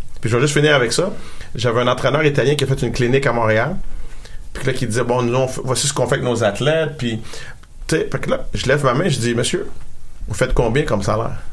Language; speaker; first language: French; native; French